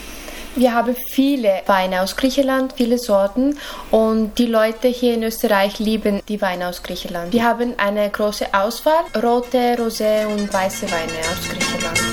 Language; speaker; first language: German; non-native, learner; Greek